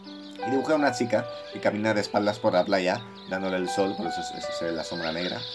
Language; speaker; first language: Spanish; native; Spanish